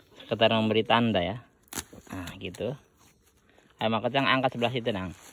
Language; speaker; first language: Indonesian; native; Indonesian